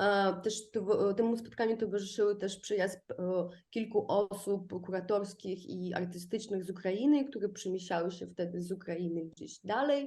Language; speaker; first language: Polish; non-native, fluent; Ukrainian